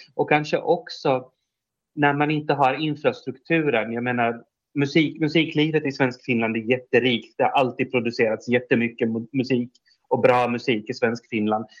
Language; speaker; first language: Swedish; native; Swedish